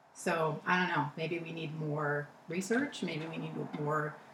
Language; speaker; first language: English; native; English